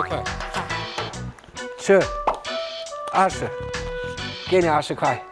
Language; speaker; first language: Chinese; non-native, fluent; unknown